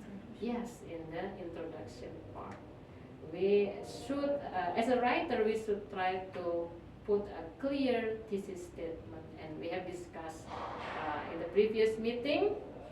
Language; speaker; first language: English; non-native, fluent; Indonesian